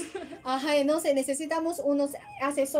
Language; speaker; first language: Spanish; non-native, learner; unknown